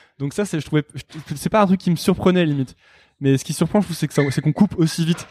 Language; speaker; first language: French; native; French